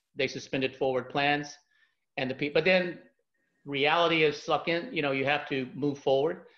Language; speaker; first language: English; native; English